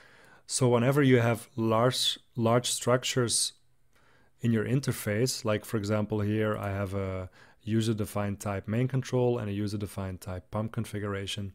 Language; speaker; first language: English; non-native, fluent; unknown